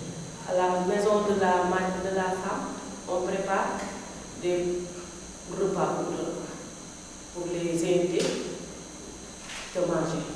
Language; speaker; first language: French; non-native, learner; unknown